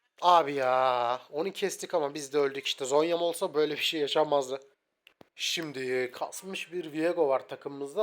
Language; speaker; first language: Turkish; native; Turkish